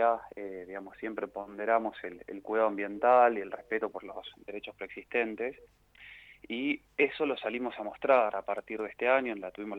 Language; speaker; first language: Spanish; native; Spanish